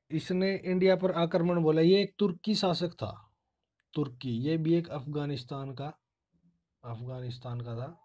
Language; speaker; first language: Hindi; native; Hindi